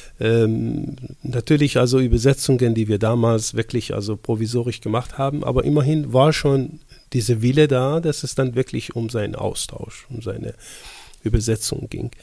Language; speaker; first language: German; non-native, fluent; Persian